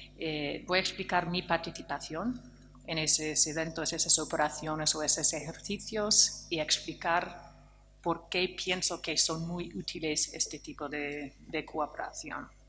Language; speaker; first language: Spanish; non-native, fluent; English